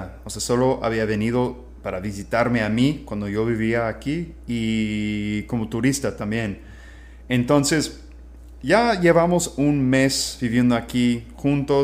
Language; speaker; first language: Spanish; non-native, fluent; English